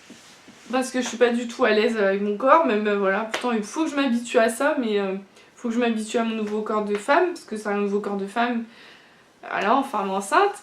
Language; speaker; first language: French; native; French